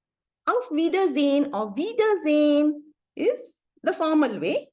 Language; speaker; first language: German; non-native, fluent; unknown